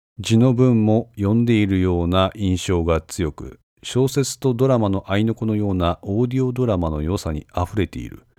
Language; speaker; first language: Japanese; native; Japanese